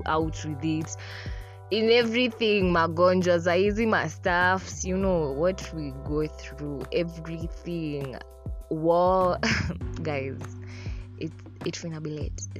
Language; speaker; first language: English; non-native, local second language; Swahili